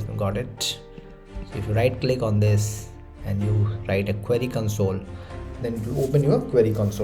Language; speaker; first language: English; non-native, local second language; Hindi